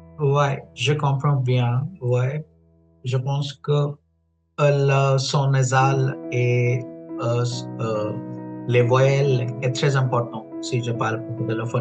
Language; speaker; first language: French; non-native, fluent; Punjabi